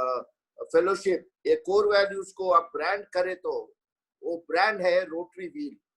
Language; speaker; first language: Hindi; non-native, local second language; Telugu